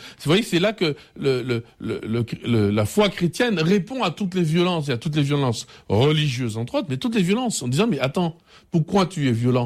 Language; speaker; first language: French; native; French